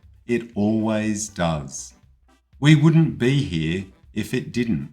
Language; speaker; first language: English; native; English